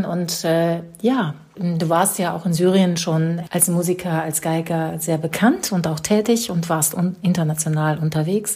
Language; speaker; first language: German; native; German